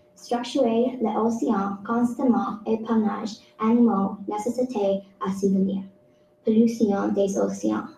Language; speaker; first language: French; non-native, local second language; English